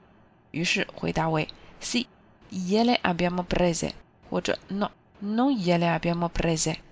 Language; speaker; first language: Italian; non-native, fluent; Chinese